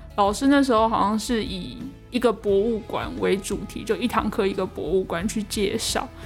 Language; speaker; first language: Chinese; native; Chinese